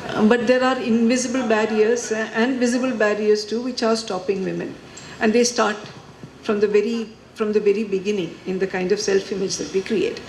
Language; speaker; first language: English; non-native, local second language; Malayalam